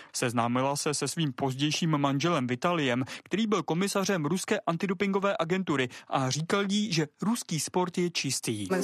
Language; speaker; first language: Czech; native; Czech